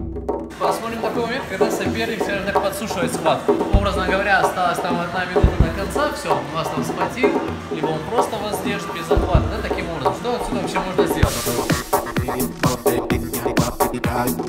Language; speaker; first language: Russian; native; Russian